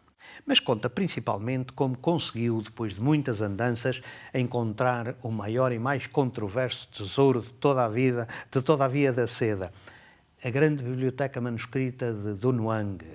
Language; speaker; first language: Portuguese; native; Portuguese